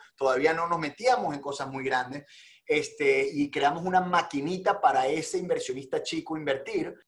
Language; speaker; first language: Spanish; native; Spanish